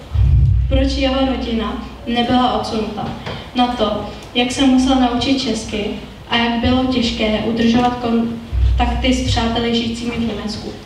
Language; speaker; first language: Czech; native; Czech